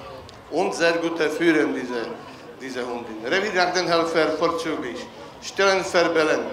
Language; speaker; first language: German; non-native, learner; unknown